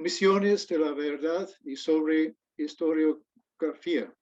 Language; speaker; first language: Spanish; non-native, fluent; English